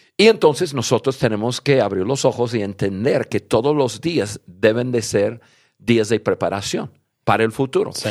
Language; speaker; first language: Spanish; early bilingual, heritage; English